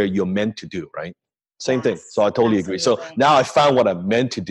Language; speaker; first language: English; non-native, local second language; Cantonese